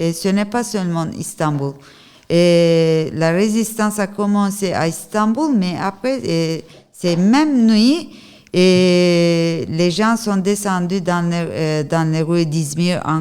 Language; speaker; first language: French; non-native, learner; Turkish